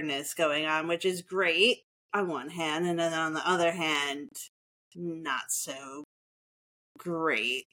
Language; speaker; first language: English; native; English